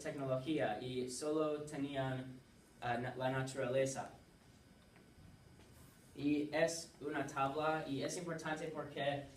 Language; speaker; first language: Spanish; non-native, learner; English